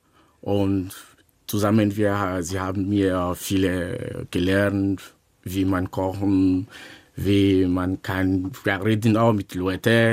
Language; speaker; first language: German; non-native, learner; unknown